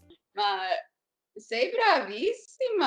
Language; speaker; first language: Italian; non-native, fluent; English